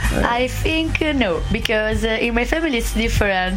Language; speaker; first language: English; non-native, learner; Italian